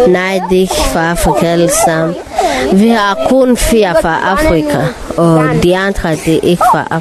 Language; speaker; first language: Danish; non-native, local second language; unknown